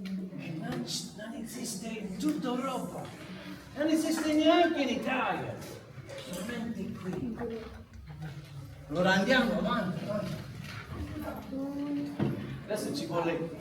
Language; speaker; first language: Italian; non-native, learner; English